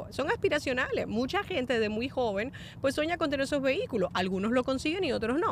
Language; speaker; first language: Spanish; native; Spanish